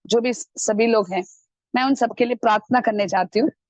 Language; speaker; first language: Hindi; non-native, local second language; Malayalam